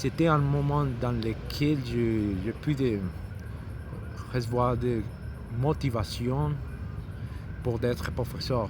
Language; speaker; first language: French; non-native, learner; Spanish